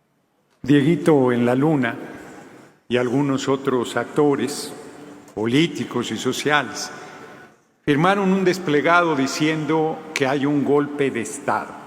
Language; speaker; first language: Spanish; native; Spanish